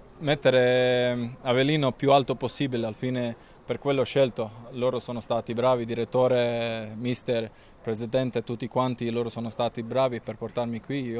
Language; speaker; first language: Italian; non-native, fluent; Croatian